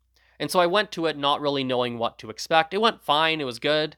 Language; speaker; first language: English; early bilingual, other home language; Gujarati